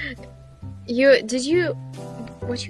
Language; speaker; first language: English; non-native, learner; Russian